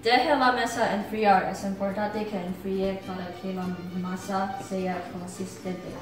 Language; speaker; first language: Spanish; non-native, learner; English